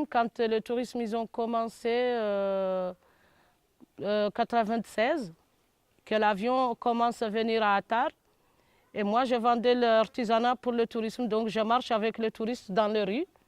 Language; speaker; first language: French; non-native, local second language; Arabic